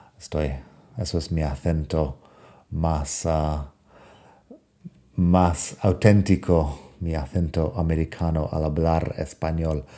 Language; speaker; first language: Spanish; non-native, fluent; English